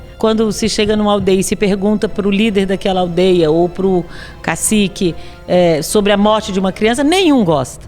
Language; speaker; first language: Portuguese; native; Portuguese